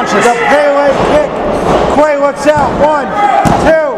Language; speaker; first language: English; native; English